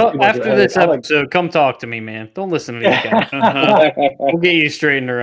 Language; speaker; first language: English; native; English